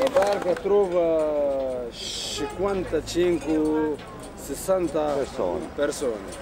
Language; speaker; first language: Italian; non-native, learner; Arabic